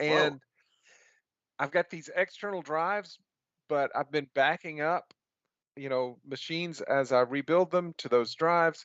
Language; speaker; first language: English; native; English